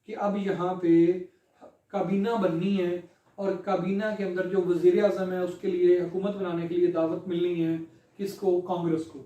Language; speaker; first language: Urdu; non-native, local second language; Punjabi